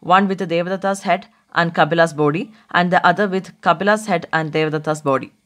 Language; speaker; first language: English; non-native, local second language; Malayalam